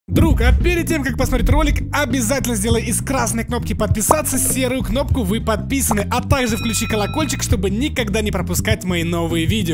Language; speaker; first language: Russian; native; Russian